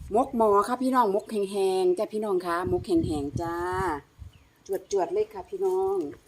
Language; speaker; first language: Thai; native; Thai